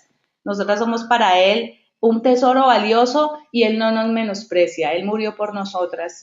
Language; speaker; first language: Spanish; native; Spanish